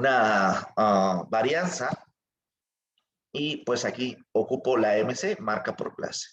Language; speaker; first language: Spanish; native; Spanish